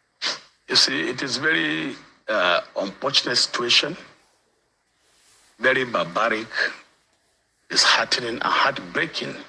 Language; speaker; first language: English; non-native, local second language; Hausa